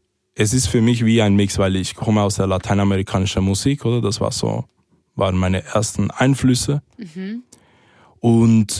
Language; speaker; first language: German; early bilingual, other home language; Spanish